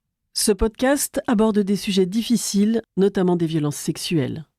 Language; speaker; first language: French; native; French